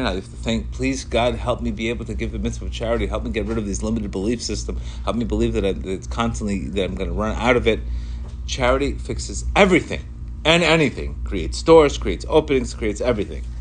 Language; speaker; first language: English; non-native, fluent; Spanish